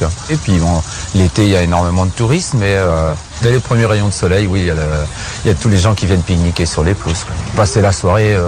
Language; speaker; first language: French; native; French